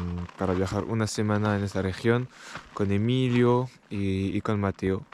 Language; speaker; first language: Spanish; non-native, learner; French